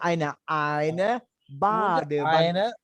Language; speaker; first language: German; non-native, learner; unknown